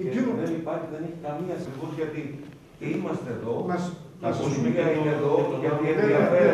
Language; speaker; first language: Greek; native; Greek